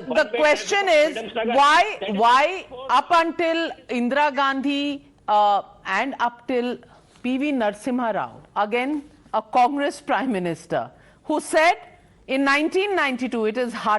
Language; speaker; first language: English; non-native, local second language; Hindi